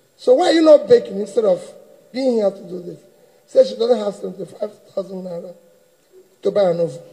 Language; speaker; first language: English; native; English